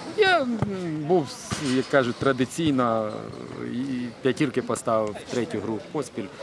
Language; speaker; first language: Ukrainian; non-native, local second language; Russian